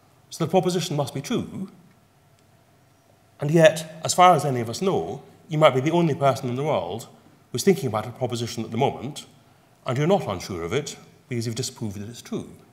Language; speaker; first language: English; native; English